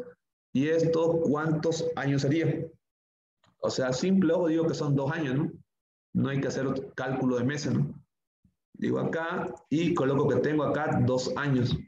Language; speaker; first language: Spanish; native; Spanish